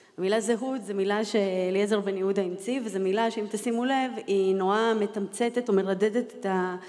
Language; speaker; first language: Hebrew; early bilingual, other home language; Russian